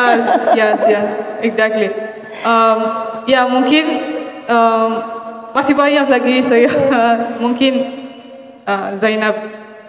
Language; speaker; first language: Indonesian; non-native, fluent; Maranao